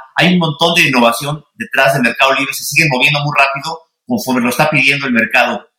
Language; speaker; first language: Spanish; native; Spanish